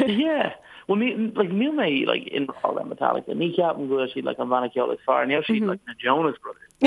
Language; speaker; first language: Irish; non-native, local second language; English